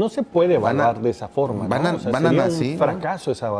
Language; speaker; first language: Spanish; native; Spanish